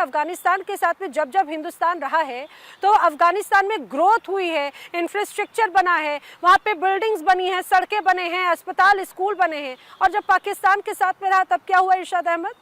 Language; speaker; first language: Hindi; native; Hindi